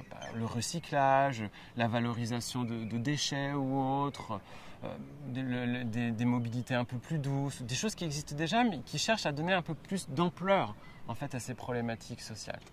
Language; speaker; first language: French; native; French